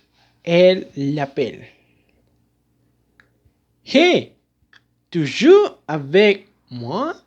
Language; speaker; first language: French; non-native, learner; Spanish